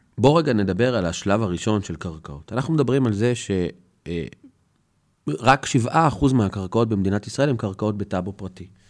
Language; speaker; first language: Hebrew; native; Hebrew